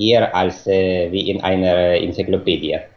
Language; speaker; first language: German; non-native, fluent; Russian